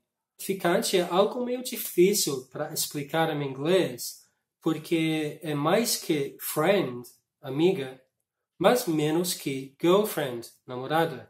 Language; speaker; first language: Portuguese; non-native, fluent; English